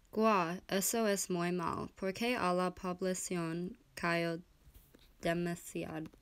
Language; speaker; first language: Spanish; non-native, learner; English